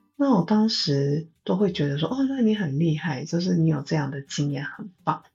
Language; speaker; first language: Chinese; non-native, fluent; Japanese